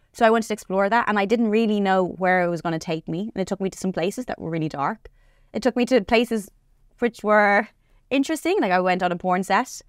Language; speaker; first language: English; native; English